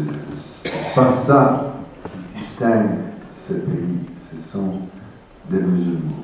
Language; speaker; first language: French; non-native, fluent; English